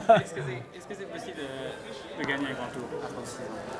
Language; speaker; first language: French; non-native, local second language; Luxembourgish